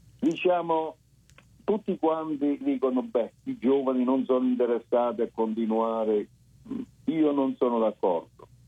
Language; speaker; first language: Italian; early bilingual, heritage; Italian